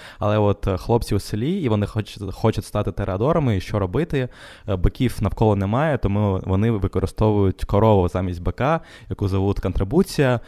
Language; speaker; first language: Ukrainian; non-native, local second language; Russian